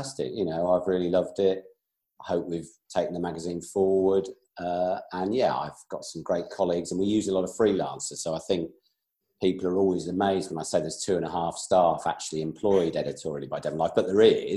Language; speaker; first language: English; native; English